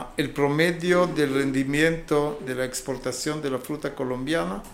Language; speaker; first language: Spanish; non-native, fluent; Hebrew